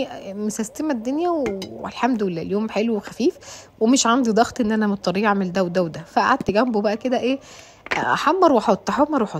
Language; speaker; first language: Arabic; native; Arabic